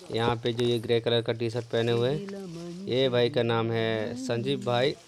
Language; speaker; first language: Hindi; non-native, local second language; Odia